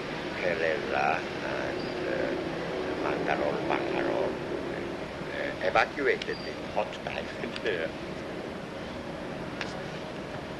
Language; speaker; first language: English; non-native, learner; Japanese